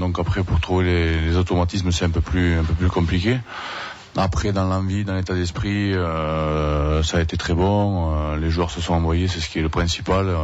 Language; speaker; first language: French; native; French